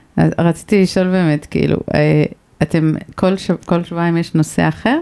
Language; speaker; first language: Hebrew; native; Hebrew